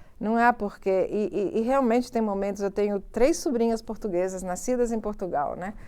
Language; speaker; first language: Portuguese; early bilingual, other home language; Italian